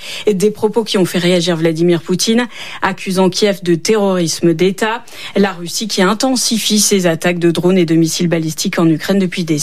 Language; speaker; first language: French; native; French